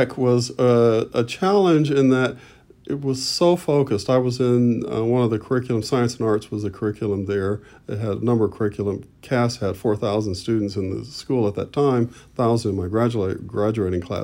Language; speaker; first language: English; native; English